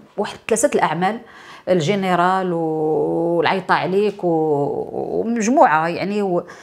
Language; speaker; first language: Arabic; native; Arabic